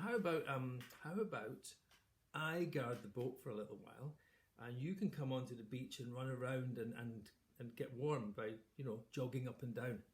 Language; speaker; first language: English; native; English